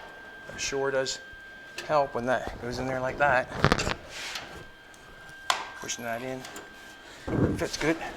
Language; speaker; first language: English; native; English